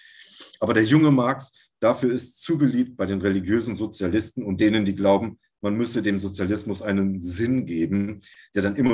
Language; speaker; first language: German; native; German